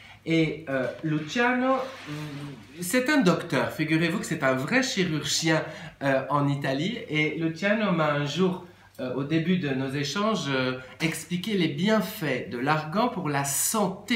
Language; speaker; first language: French; native; French